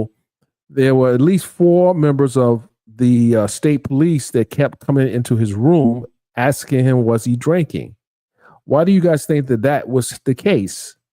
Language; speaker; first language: English; native; English